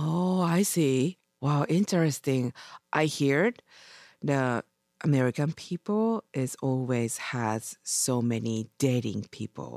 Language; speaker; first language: English; non-native, learner; Japanese